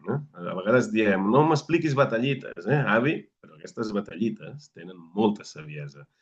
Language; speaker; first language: Catalan; native; Catalan